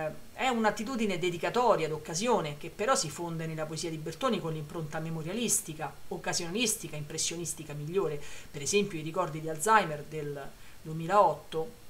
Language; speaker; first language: Italian; native; Italian